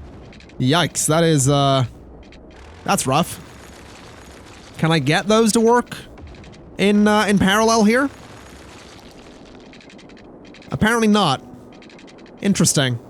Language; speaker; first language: English; native; English